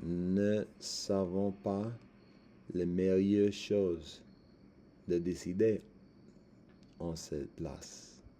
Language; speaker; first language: French; non-native, learner; English